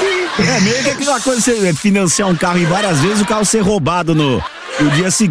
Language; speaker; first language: Portuguese; native; Portuguese